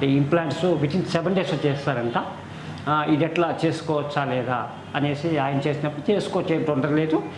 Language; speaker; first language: Telugu; native; Telugu